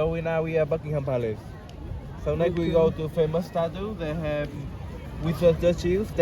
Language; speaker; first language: English; non-native, learner; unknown